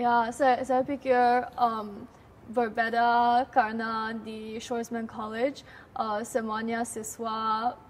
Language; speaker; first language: Indonesian; non-native, learner; Chinese